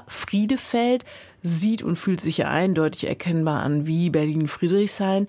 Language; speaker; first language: German; native; German